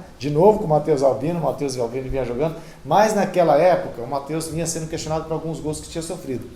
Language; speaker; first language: Portuguese; native; Portuguese